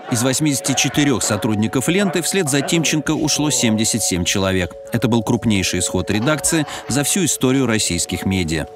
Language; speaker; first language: Russian; native; Russian